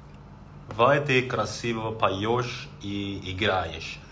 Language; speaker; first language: Russian; non-native, learner; Indonesian